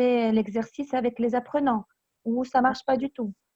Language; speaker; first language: French; non-native, fluent; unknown